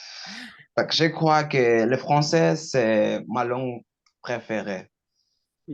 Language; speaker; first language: French; non-native, learner; Portuguese